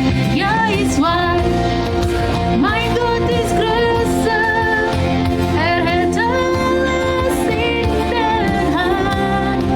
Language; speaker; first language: German; non-native, learner; Indonesian